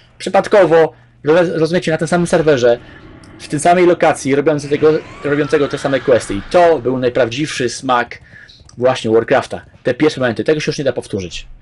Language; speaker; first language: Polish; native; Polish